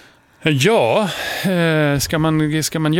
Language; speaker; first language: Swedish; non-native, fluent; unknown